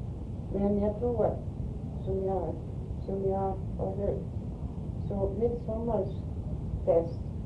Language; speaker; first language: Swedish; early bilingual, heritage; Swedish